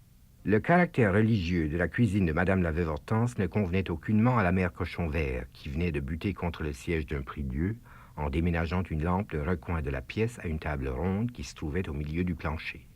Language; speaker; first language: French; native; French